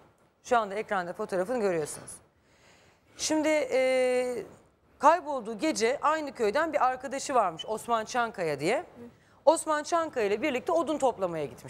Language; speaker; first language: Turkish; native; Turkish